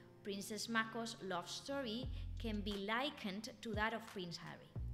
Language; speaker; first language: English; non-native, fluent; Spanish